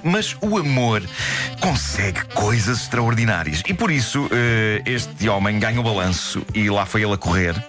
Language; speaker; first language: Portuguese; native; Portuguese